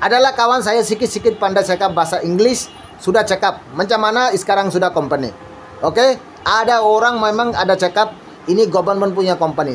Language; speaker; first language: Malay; non-native, learner; Bangla